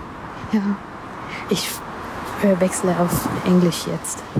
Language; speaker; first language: German; non-native, learner; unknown